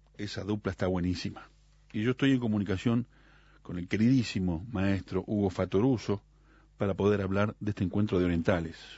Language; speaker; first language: Spanish; native; Spanish